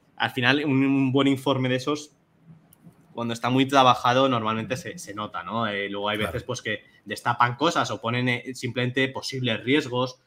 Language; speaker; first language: Spanish; native; Spanish